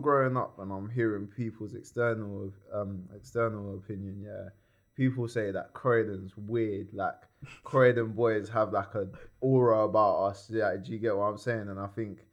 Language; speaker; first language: English; native; English